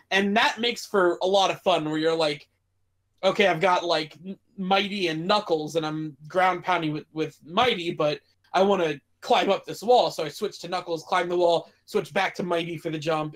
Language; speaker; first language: English; native; English